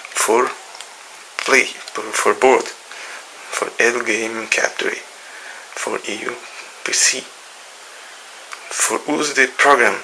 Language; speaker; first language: English; non-native, learner; Portuguese